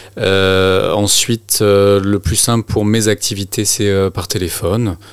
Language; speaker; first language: French; native; French